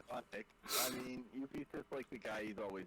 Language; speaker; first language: English; native; English